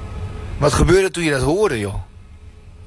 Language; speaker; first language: Dutch; native; Dutch